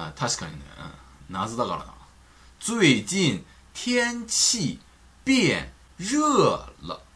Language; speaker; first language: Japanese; non-native, fluent; Chinese